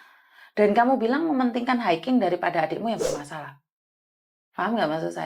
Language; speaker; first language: Malay; native; Malay